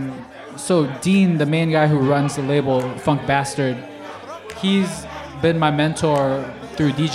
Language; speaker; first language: English; native; English